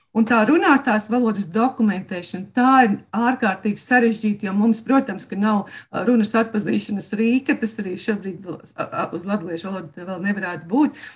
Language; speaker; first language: Latvian; native; Latvian